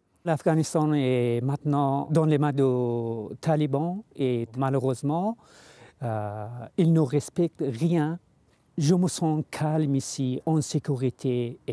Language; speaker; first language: French; non-native, fluent; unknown